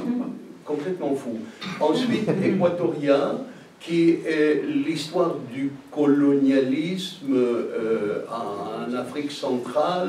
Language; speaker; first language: French; non-native, fluent; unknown